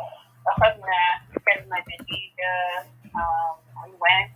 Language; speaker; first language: Arabic; non-native, learner; English